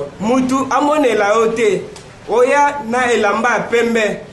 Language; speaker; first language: Lingala; native; Lingala